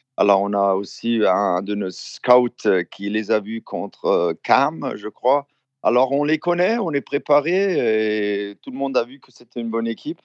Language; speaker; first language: French; non-native, fluent; German